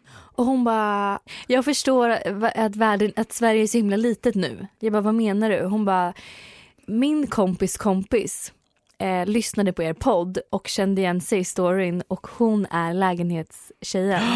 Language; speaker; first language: Swedish; native; Swedish